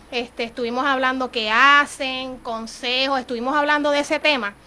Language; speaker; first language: Spanish; native; Spanish